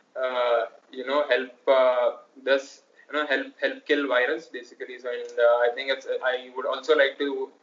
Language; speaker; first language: English; non-native, local second language; Telugu